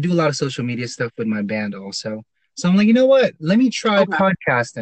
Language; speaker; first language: English; non-native, local second language; Filipino